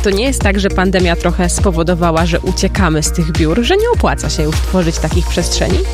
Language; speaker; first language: Polish; native; Polish